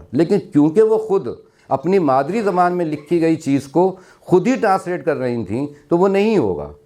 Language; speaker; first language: Urdu; native; Urdu